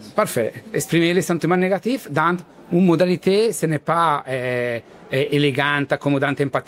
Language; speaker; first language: French; non-native, learner; Italian